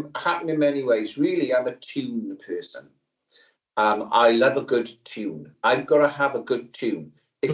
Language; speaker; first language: English; native; English